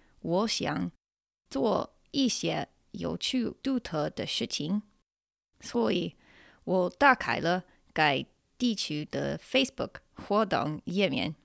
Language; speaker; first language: Chinese; non-native, fluent; English